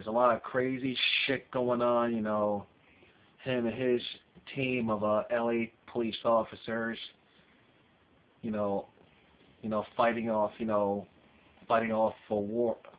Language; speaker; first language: English; native; English